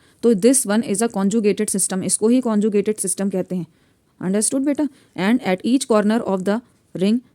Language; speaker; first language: Hindi; native; Hindi